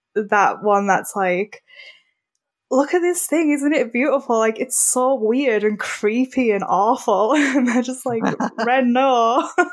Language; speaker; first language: English; native; English